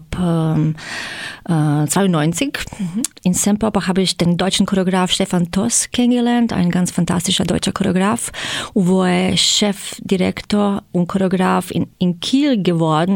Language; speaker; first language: German; non-native, fluent; Croatian